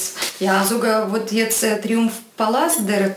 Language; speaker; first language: German; non-native, fluent; Russian